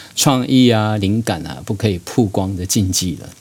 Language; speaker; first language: Chinese; native; Chinese